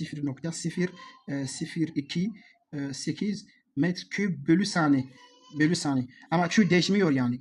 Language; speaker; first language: Turkish; non-native, learner; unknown